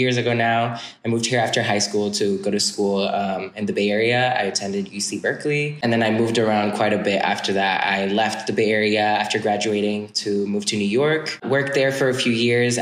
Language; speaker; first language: English; non-native, fluent; French